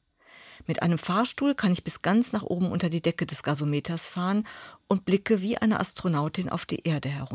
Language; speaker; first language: German; native; German